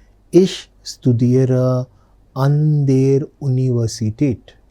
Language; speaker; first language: German; non-native, fluent; Telugu